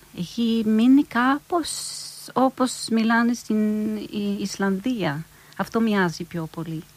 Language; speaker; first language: Greek; non-native, fluent; Norwegian